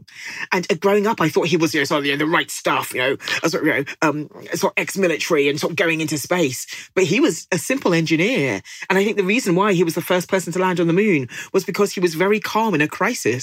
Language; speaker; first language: English; native; English